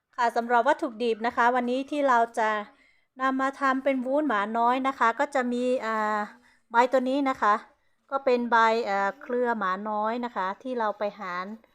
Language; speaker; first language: Thai; non-native, local second language; Hmong